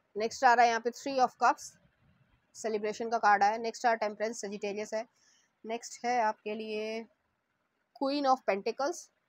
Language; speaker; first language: Hindi; native; Hindi